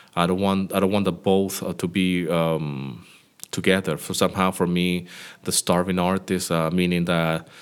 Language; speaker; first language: English; non-native, fluent; Greek